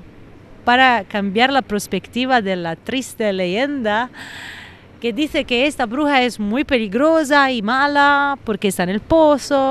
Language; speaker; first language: Spanish; non-native, fluent; Italian